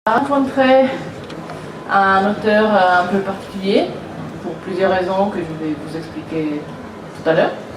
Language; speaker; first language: French; non-native, fluent; Italian